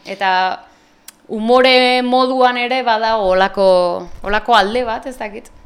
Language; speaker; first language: Basque; native; Basque